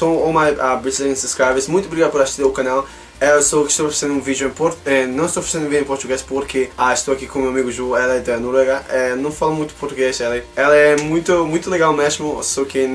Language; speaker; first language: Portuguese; non-native, learner; English